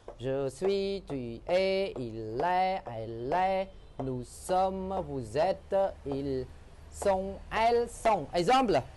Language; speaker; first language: French; non-native, fluent; Khmer